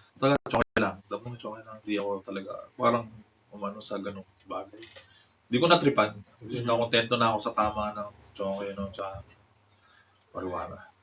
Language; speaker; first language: Filipino; early bilingual, heritage; Filipino